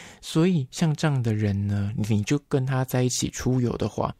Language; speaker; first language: Chinese; native; Chinese